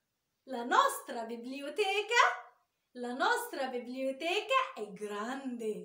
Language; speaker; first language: Italian; non-native, fluent; Arabic